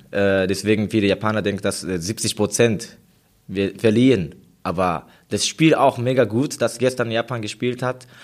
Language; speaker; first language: German; non-native, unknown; Japanese